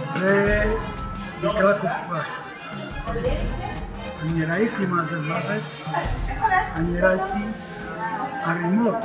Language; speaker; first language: Hebrew; non-native, fluent; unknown